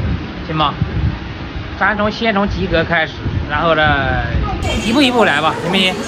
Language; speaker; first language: Chinese; native; Chinese